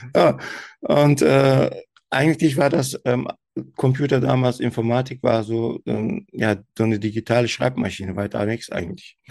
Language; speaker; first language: German; early bilingual, other home language; Turkish